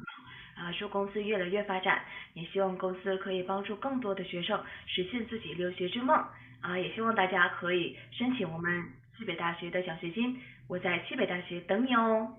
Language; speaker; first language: Chinese; non-native, fluent; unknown